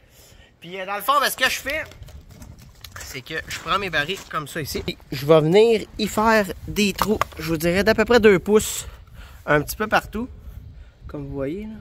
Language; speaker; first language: French; native; French